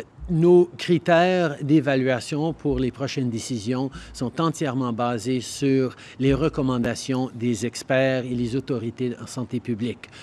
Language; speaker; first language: French; early bilingual, heritage; French